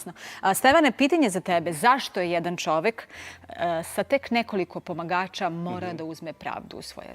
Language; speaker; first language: Serbian; native; Serbian